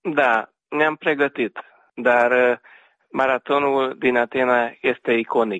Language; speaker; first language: Romanian; non-native, local second language; Hungarian